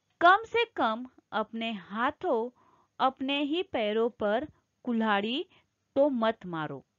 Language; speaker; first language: Hindi; non-native, local second language; Marathi